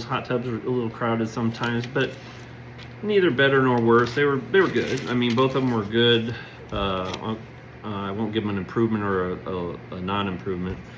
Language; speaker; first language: English; native; English